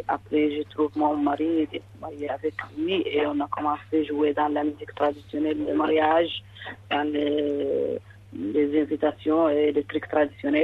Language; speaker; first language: French; non-native, learner; Arabic